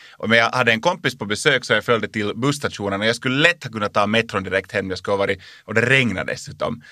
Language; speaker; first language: Swedish; native; Swedish